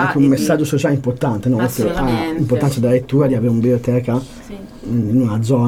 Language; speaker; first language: Italian; native; Italian